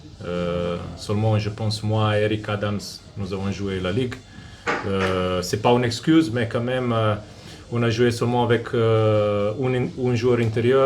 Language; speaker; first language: French; non-native, fluent; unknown